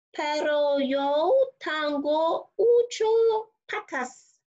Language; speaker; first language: Spanish; non-native, learner; English